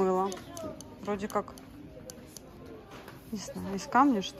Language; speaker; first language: Russian; native; Russian